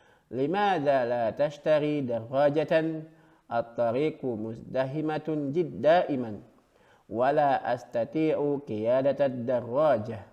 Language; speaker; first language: Arabic; non-native, fluent; Indonesian